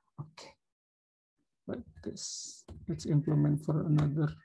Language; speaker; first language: English; non-native, fluent; Indonesian